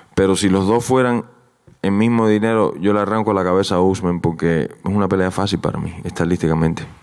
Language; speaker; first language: Spanish; early bilingual, heritage; Spanish